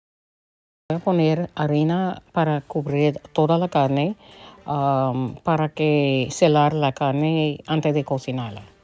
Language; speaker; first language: Spanish; early bilingual, heritage; English